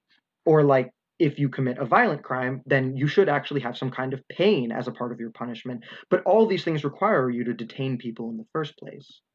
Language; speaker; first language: English; native; English